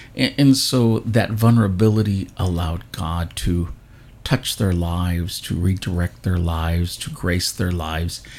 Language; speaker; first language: English; native; English